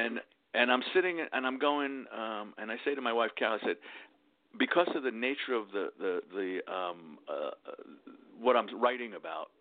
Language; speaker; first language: English; native; English